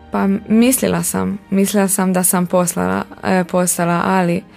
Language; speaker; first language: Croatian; non-native, local second language; Hungarian